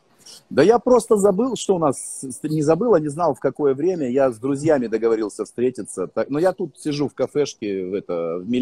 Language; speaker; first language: Russian; native; Russian